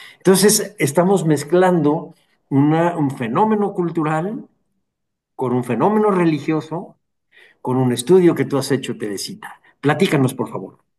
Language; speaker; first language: Spanish; native; Spanish